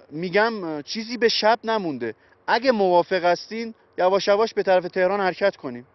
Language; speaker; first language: Persian; native; Persian